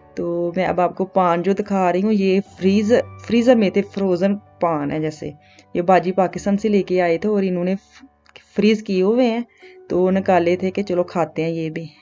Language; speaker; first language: Urdu; native; Urdu